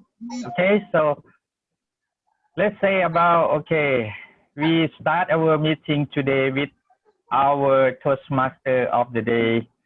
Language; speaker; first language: English; non-native, learner; Thai